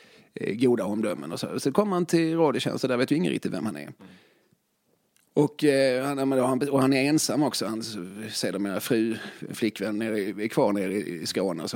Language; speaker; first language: Swedish; native; Swedish